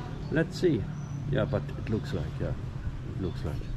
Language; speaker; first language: English; non-native, fluent; German